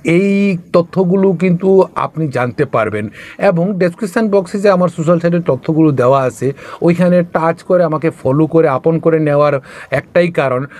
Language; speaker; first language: Bangla; non-native, local second language; Kok Borok